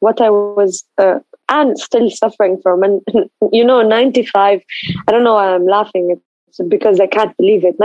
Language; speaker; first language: English; non-native, fluent; Arabic